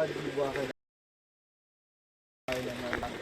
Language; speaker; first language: Arabic; non-native, learner; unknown